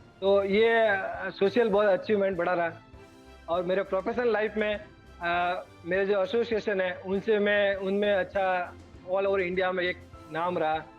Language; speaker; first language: Hindi; native; Hindi